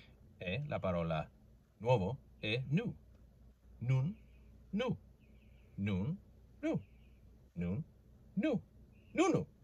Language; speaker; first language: Italian; non-native, learner; English